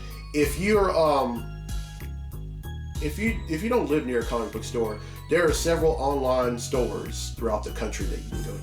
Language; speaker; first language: English; native; English